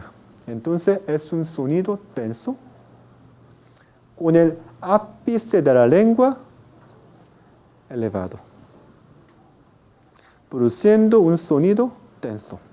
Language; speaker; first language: Spanish; non-native, fluent; Korean